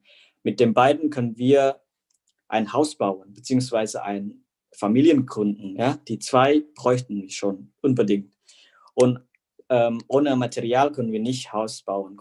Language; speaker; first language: German; non-native, fluent; Indonesian